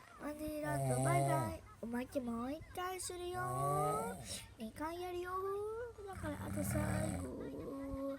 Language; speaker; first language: Japanese; non-native, learner; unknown